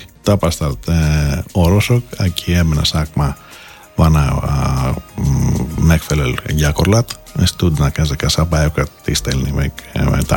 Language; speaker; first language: Hungarian; non-native, learner; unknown